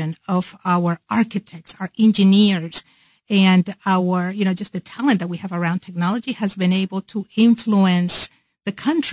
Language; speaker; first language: English; non-native, fluent; Spanish